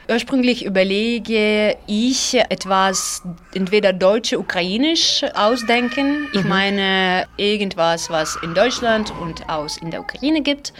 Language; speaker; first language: German; non-native, learner; Ukrainian